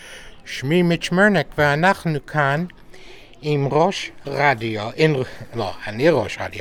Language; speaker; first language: Hebrew; non-native, learner; English